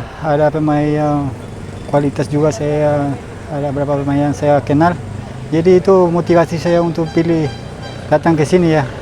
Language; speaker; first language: Indonesian; non-native, fluent; Spanish